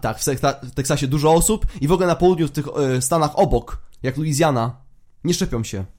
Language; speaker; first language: Polish; native; Polish